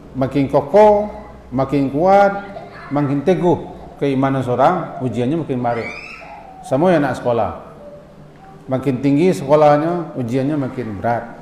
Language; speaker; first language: Malay; non-native, local second language; Minangkabau